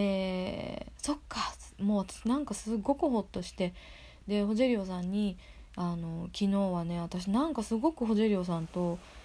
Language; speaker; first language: Japanese; native; Japanese